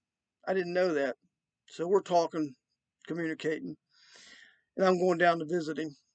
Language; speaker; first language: English; native; English